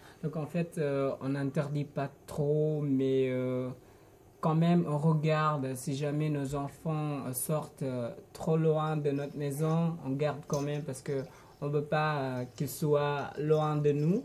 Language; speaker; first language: French; non-native, fluent; Indonesian